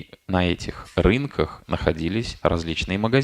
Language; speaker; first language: Russian; native; Russian